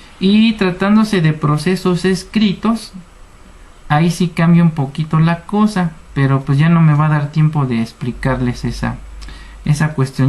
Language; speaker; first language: Spanish; native; Spanish